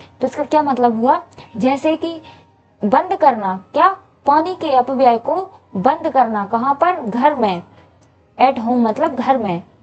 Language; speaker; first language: Hindi; native; Hindi